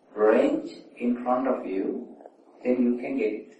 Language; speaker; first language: English; non-native, local second language; Sinhala